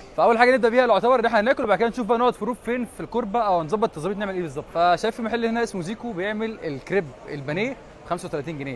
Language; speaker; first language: Arabic; native; Arabic